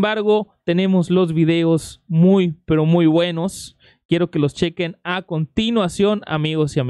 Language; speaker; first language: Spanish; native; Spanish